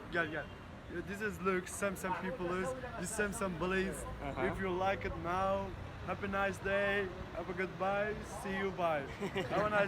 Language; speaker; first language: English; non-native, learner; Turkish